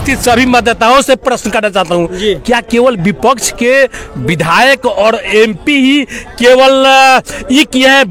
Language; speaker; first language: Hindi; native; Hindi